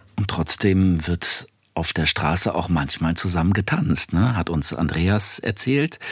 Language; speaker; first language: German; native; German